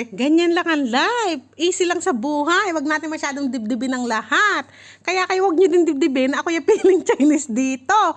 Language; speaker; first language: Filipino; native; Filipino